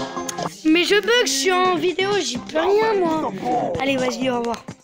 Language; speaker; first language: French; native; French